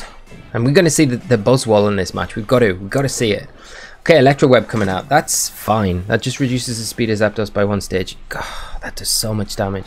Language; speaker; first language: English; native; English